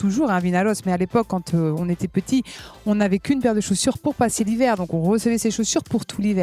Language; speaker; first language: French; native; French